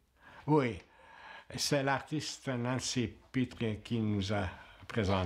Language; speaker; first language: French; non-native, fluent; Hungarian